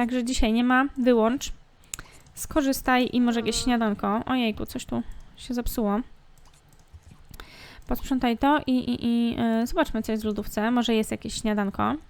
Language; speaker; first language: Polish; native; Polish